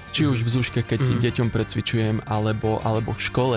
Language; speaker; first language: Slovak; native; Slovak